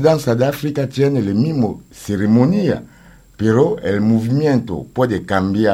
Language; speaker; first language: Spanish; non-native, learner; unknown